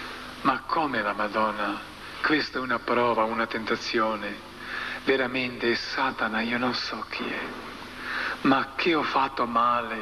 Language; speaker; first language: Italian; non-native, fluent; Croatian